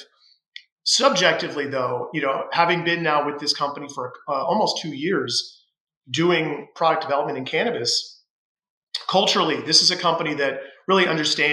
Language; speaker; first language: English; native; English